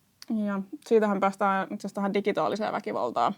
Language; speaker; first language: Finnish; native; Finnish